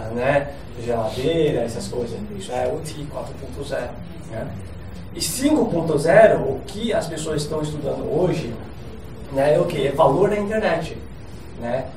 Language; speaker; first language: Portuguese; non-native, fluent; Chinese